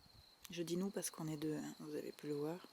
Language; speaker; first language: French; native; French